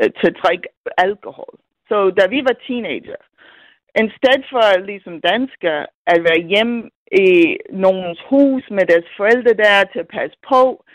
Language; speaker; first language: Danish; non-native, fluent; English